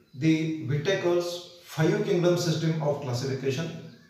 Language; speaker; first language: English; non-native, local second language; Marathi